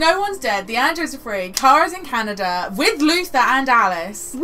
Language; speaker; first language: English; native; English